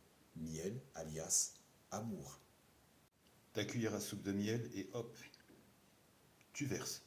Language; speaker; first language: French; native; French